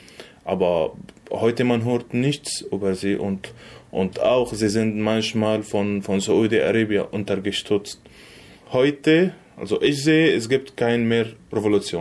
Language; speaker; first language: German; non-native, fluent; Arabic